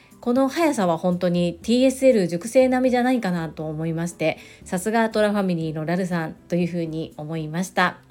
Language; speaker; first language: Japanese; native; Japanese